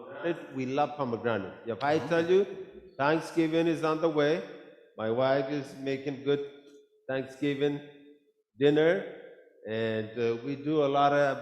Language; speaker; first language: English; non-native, local second language; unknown